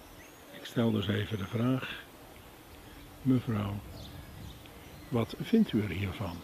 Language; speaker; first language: Dutch; native; Dutch